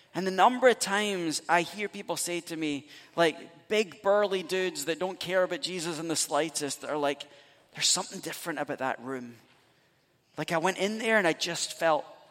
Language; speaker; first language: English; native; English